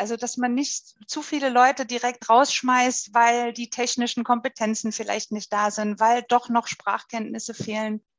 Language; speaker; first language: German; native; German